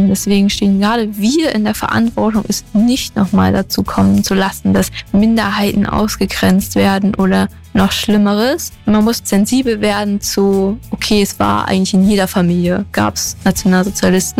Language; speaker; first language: German; native; German